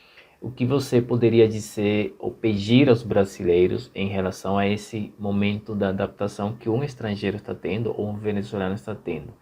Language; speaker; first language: Portuguese; non-native, fluent; Spanish